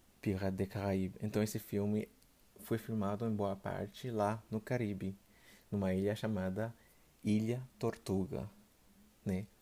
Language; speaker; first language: Portuguese; non-native, fluent; Haitian Creole